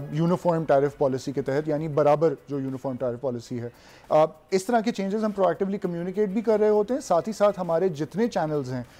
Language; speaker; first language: Urdu; native; Urdu